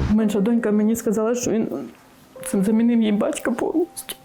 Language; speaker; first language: Ukrainian; non-native, local second language; Russian